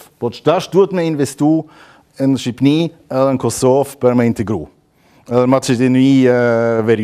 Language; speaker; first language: Albanian; non-native, learner; German